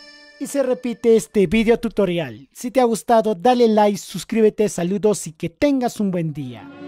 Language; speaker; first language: Spanish; native; Spanish